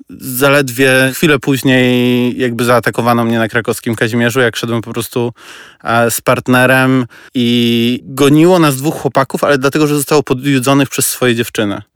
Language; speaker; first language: Polish; non-native, fluent; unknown